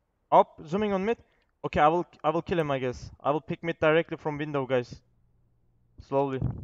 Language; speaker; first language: English; non-native, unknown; Turkish